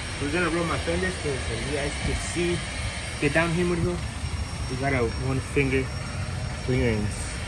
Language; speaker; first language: English; early bilingual, other home language; Spanish